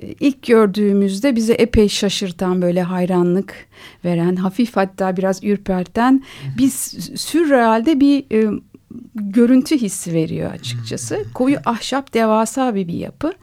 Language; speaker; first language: Turkish; native; Turkish